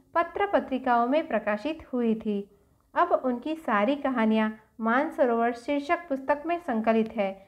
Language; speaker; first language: Hindi; non-native, local second language; Gujarati